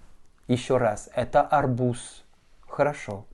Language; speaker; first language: Russian; non-native, fluent; French